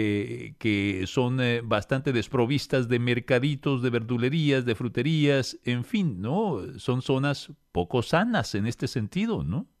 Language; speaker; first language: Spanish; native; Spanish